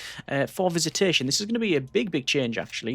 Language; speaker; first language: English; native; English